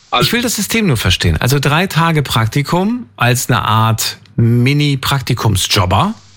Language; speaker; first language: German; native; German